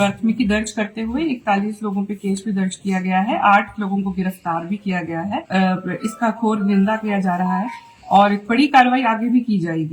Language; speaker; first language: Hindi; native; Hindi